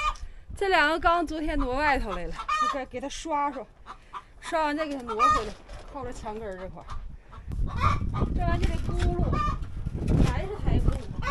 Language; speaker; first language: Chinese; native; Chinese